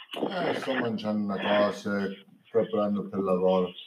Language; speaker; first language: Italian; early bilingual, heritage; English